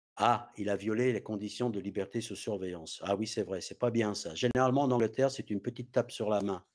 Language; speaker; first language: French; non-native, fluent; English